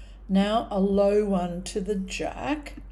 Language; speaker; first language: English; native; English